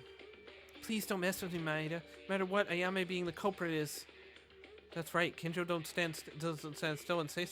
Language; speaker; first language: English; native; English